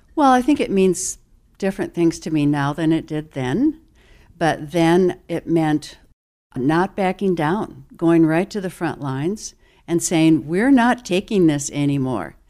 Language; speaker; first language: English; native; English